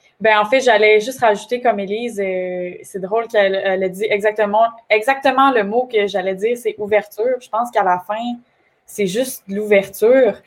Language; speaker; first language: French; native; French